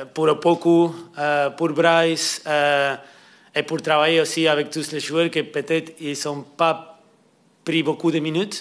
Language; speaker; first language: French; non-native, fluent; Spanish